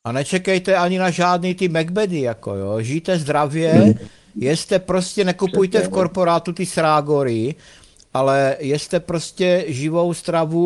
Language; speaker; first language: Czech; native; Czech